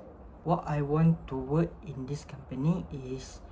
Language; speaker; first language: English; non-native, learner; Malay